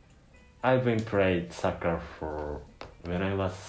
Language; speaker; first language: English; non-native, learner; Japanese